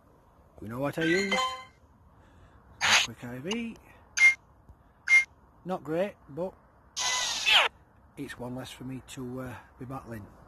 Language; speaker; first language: English; native; English